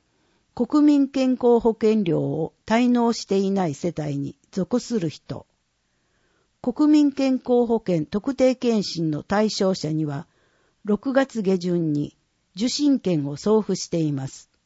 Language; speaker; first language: Japanese; native; Japanese